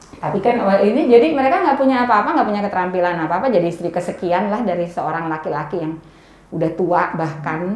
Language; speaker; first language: Indonesian; native; Indonesian